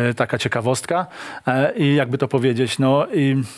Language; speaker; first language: Polish; native; Polish